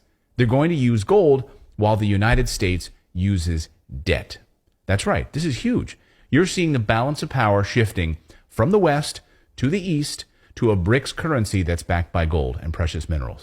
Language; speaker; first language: English; native; English